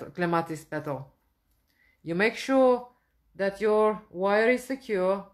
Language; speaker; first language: English; non-native, fluent; Romanian